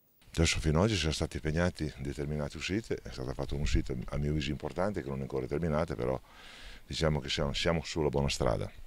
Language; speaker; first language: Italian; native; Italian